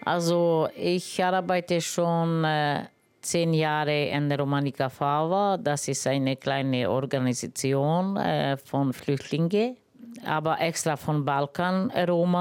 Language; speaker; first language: German; non-native, learner; Romany